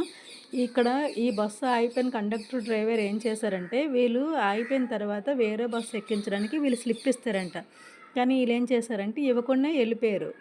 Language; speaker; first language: Telugu; native; Telugu